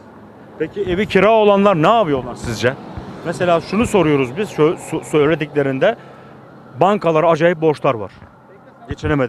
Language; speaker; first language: Turkish; native; Turkish